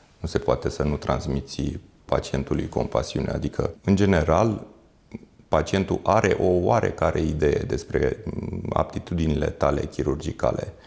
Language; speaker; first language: Romanian; native; Romanian